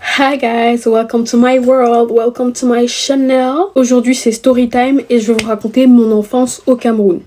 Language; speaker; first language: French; native; French